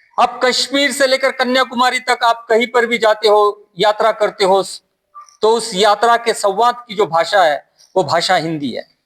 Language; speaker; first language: Hindi; non-native, local second language; Marathi